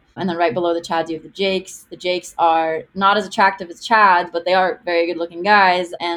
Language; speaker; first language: English; non-native, fluent; Hebrew